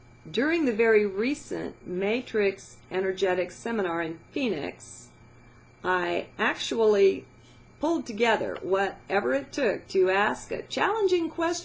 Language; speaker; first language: English; native; English